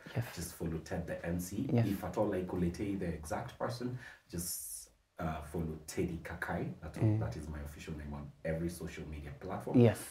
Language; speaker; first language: English; non-native, local second language; Swahili